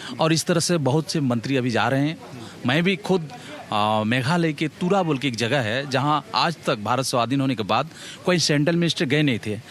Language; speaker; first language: Hindi; non-native, local second language; Assamese